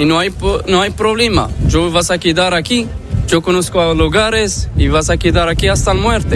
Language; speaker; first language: Spanish; non-native, learner; Arabic